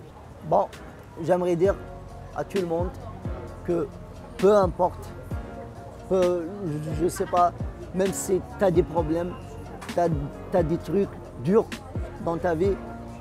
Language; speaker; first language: French; non-native, local second language; Arabic